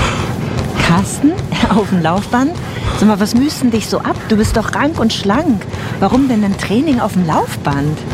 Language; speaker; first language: German; native; German